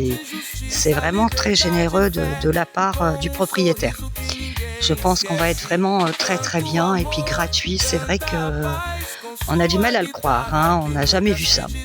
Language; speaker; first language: French; native; French